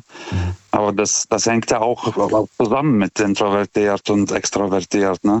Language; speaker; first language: German; non-native, fluent; Lithuanian